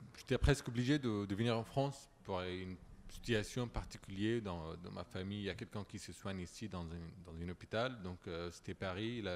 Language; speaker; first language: French; non-native, fluent; Arabic